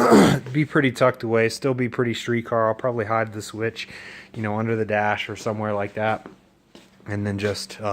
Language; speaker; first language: English; native; English